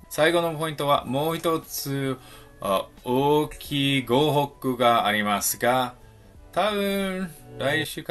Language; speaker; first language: Japanese; non-native, learner; English